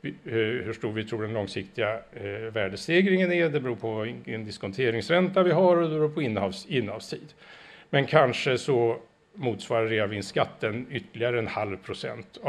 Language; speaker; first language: Swedish; native; Swedish